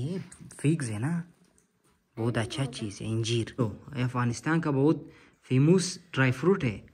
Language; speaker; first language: Hindi; non-native, learner; Pashto